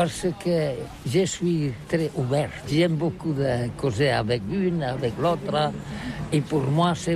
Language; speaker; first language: French; non-native, learner; Catalan